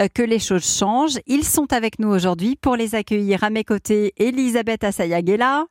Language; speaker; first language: French; native; French